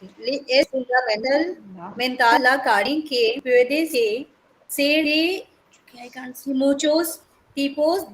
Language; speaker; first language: Spanish; non-native, learner; Hindi